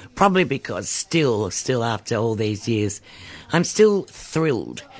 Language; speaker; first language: English; native; English